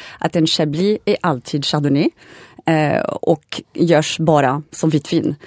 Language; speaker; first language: Swedish; non-native, fluent; French